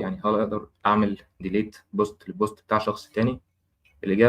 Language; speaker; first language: Arabic; native; Arabic